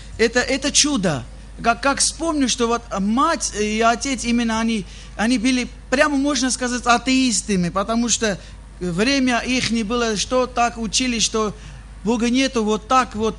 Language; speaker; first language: Russian; non-native, fluent; Armenian